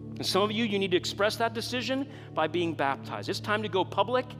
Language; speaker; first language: English; native; English